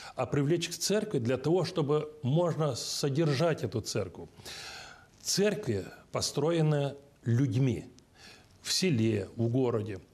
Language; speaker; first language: Russian; non-native, local second language; Romanian